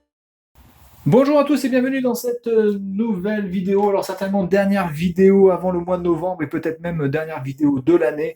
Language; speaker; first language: French; native; French